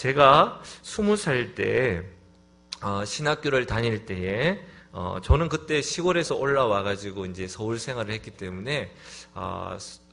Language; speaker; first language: Korean; native; Korean